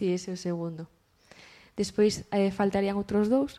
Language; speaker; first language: Galician; native; Galician